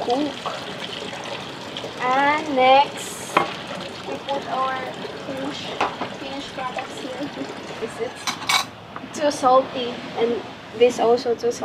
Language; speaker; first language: English; non-native, learner; Cebuano